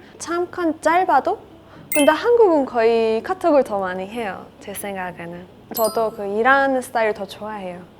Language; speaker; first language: Korean; non-native, learner; Persian